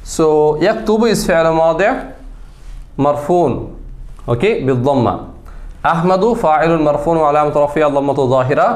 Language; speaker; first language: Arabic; non-native, fluent; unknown